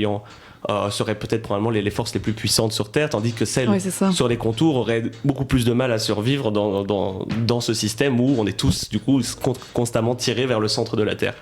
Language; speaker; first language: French; native; French